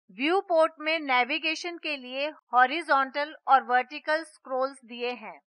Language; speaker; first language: Hindi; non-native, local second language; Gujarati